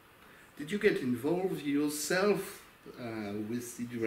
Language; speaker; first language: English; non-native, learner; French